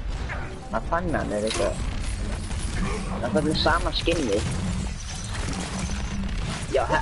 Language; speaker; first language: Icelandic; early bilingual, other home language; Norwegian